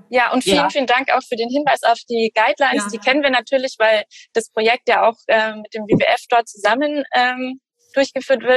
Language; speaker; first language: German; native; German